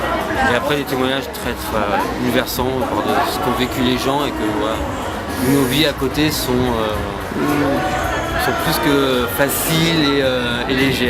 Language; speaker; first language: French; native; French